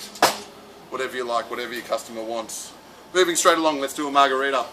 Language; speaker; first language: English; native; English